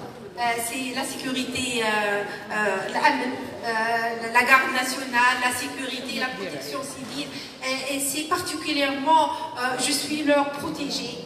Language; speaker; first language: French; non-native, local second language; Arabic